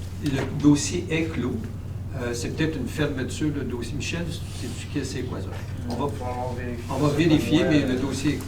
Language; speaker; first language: French; native; French